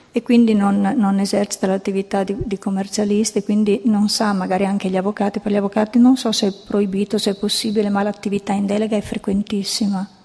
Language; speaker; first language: Italian; native; Italian